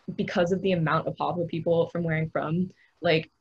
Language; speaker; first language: English; native; English